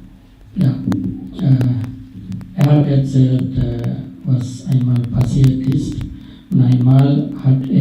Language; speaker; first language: German; non-native, fluent; Sinhala